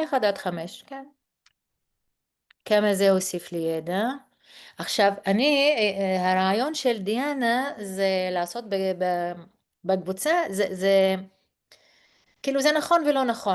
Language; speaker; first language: Hebrew; non-native, local second language; Arabic